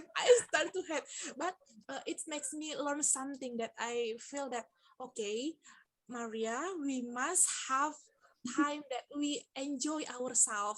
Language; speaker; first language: English; non-native, learner; Indonesian